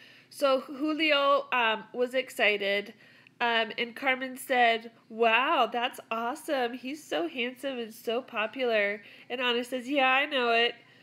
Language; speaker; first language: English; native; English